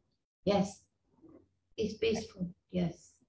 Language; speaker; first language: English; non-native, learner; Spanish